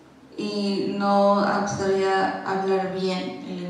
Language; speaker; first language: Spanish; non-native, learner; English